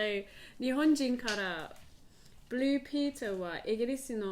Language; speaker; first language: Japanese; non-native, learner; English